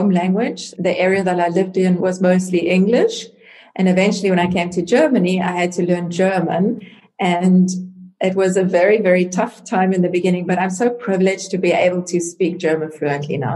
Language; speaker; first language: English; non-native, local second language; Afrikaans